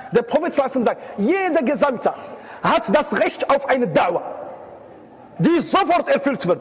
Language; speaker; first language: German; non-native, fluent; Arabic